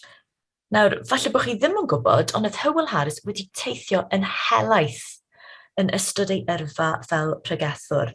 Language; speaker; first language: Welsh; native; Welsh